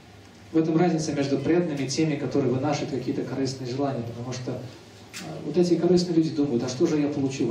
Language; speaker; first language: Russian; native; Russian